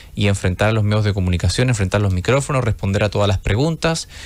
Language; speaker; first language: Spanish; native; Spanish